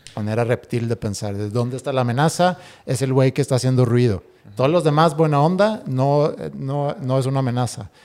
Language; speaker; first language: Spanish; non-native, fluent; Swedish